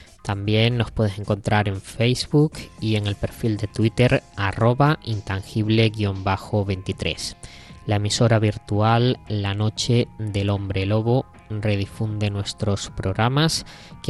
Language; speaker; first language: Spanish; native; Spanish